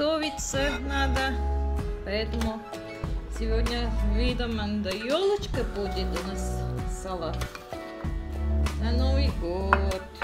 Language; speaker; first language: Russian; non-native, learner; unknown